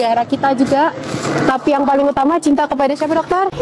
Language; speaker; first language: Indonesian; native; Indonesian